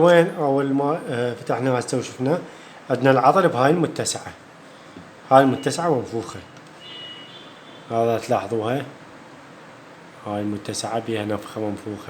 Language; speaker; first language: Arabic; native; Arabic